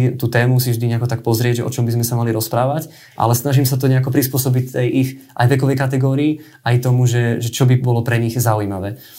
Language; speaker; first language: Slovak; native; Slovak